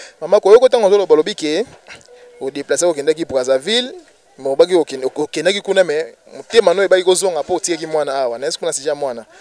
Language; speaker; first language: Lingala; native; Lingala